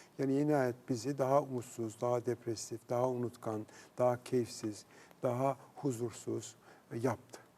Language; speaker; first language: Turkish; native; Turkish